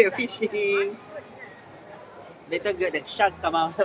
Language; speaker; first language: English; non-native, learner; Filipino